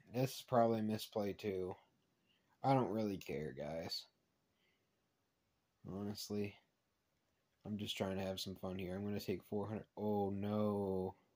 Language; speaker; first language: English; native; English